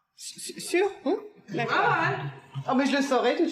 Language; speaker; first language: French; native; French